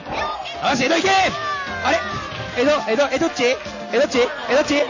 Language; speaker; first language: Japanese; native; Japanese